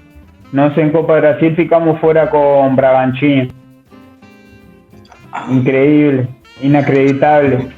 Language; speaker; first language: Portuguese; non-native, learner; Spanish